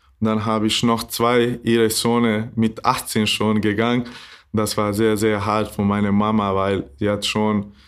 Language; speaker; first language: German; non-native, learner; Bosnian